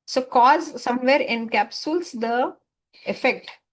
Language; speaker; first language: English; non-native, local second language; Marathi